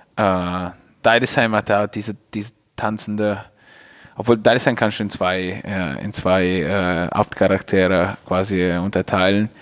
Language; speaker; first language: German; non-native, fluent; Italian